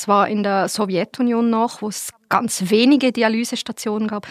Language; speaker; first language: German; native; German